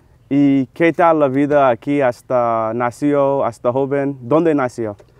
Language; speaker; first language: Spanish; non-native, learner; English